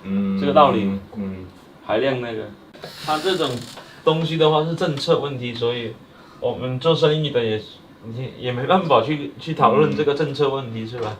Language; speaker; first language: Chinese; native; Chinese